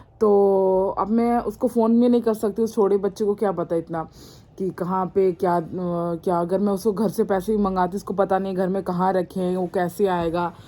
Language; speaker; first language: Hindi; non-native, local second language; Mizo